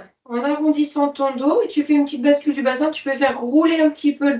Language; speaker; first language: French; native; French